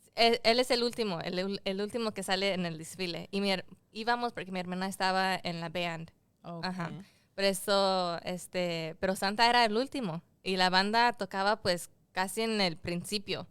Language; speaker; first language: Spanish; early bilingual, heritage; Spanish